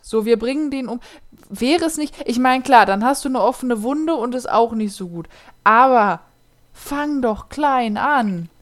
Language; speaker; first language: German; native; German